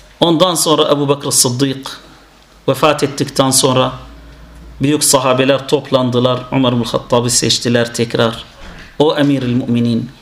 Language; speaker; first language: Turkish; non-native, fluent; Arabic